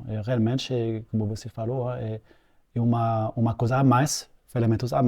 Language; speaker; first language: Portuguese; non-native, fluent; French